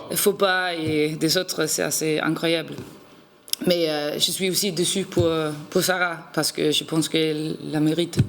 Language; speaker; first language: French; non-native, learner; Danish